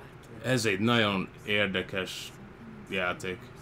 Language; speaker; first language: Hungarian; early bilingual, heritage; Hungarian